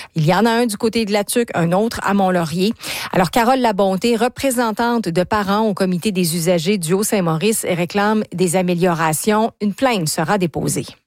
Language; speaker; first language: French; native; French